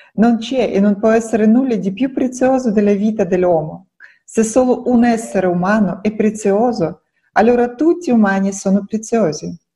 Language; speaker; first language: Italian; non-native, fluent; Russian